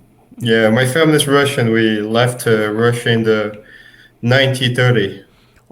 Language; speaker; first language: English; non-native, fluent; Portuguese